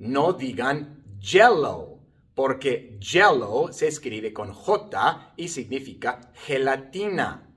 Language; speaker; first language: Spanish; non-native, fluent; English